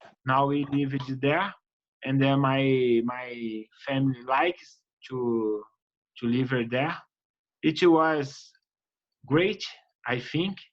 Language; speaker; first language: English; non-native, learner; Portuguese